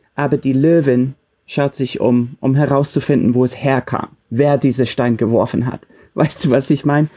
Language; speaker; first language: German; non-native, fluent; English